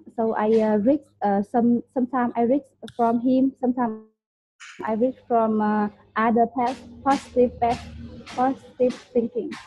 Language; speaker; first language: English; non-native, learner; Vietnamese